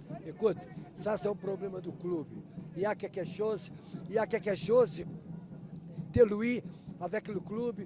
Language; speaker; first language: French; non-native, fluent; Portuguese